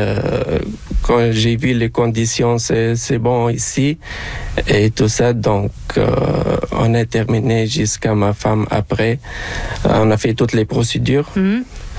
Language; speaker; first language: French; non-native, local second language; Arabic